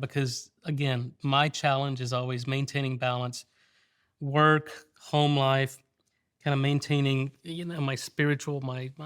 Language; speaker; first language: English; native; English